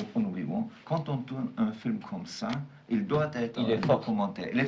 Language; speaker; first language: French; non-native, fluent; German